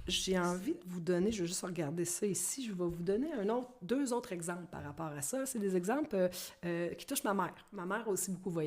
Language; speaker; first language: French; native; French